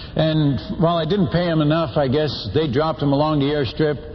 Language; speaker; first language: English; non-native, fluent; Dutch